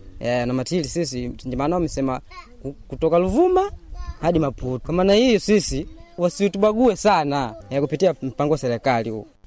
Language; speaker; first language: Swahili; non-native, local second language; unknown